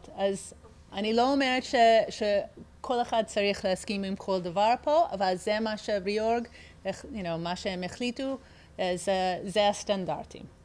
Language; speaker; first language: Hebrew; early bilingual, heritage; English